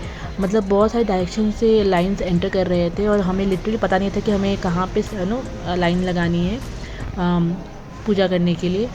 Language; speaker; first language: Hindi; native; Hindi